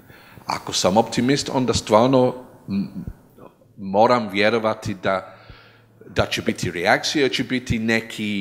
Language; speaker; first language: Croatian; non-native, learner; English